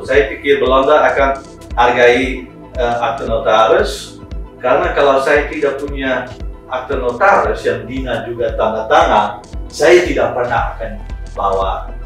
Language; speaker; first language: Indonesian; non-native, fluent; Dutch